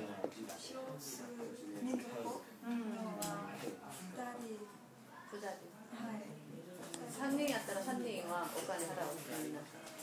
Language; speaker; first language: Japanese; non-native, learner; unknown